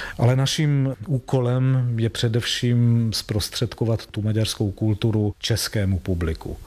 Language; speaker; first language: Czech; non-native, fluent; Hungarian